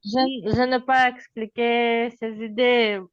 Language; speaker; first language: French; non-native, learner; Uzbek